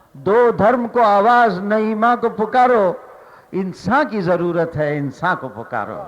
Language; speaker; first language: Hindi; non-native, local second language; Marathi